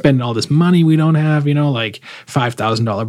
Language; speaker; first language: English; non-native, fluent; German